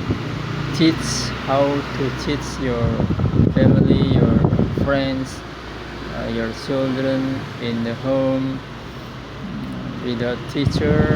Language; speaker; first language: English; non-native, learner; Indonesian